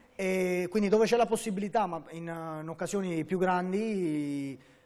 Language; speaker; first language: Italian; native; Italian